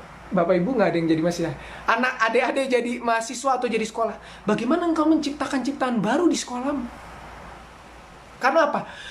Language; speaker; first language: Indonesian; native; Indonesian